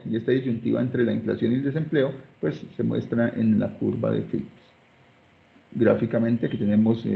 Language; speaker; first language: Spanish; native; Spanish